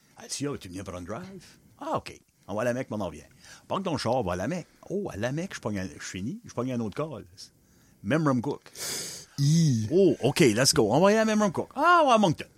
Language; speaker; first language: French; non-native, local second language; English